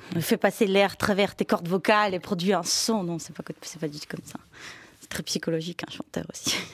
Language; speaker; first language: French; non-native, fluent; Dutch